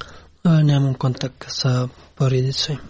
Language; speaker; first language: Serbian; non-native, learner; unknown